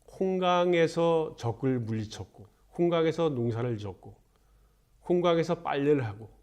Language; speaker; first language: Korean; native; Korean